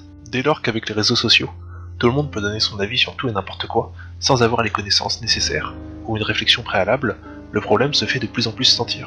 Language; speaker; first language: French; native; French